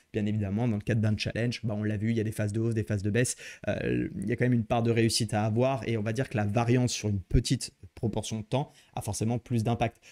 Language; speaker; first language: French; native; French